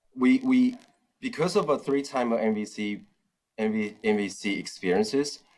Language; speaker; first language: English; non-native, fluent; Chinese